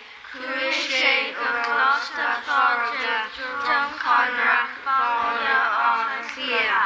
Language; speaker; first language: Irish; non-native, local second language; English